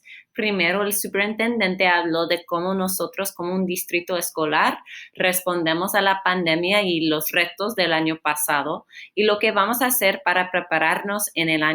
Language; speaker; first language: Spanish; non-native, fluent; English